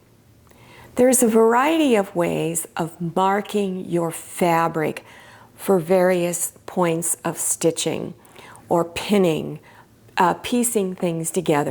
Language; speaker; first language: English; native; English